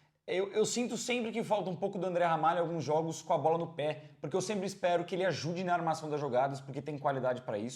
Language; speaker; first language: Portuguese; native; Portuguese